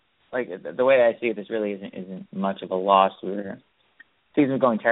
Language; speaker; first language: English; native; English